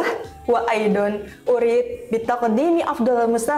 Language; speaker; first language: Arabic; non-native, fluent; Indonesian